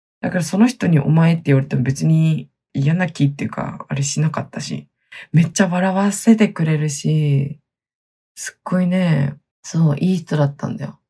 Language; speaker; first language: Japanese; native; Japanese